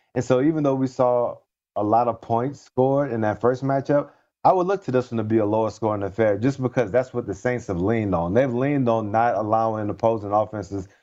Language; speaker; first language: English; native; English